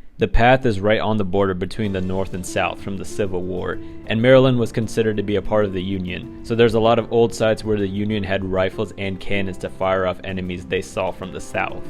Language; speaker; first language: English; native; English